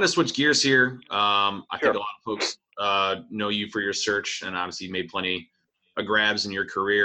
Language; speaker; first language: English; native; English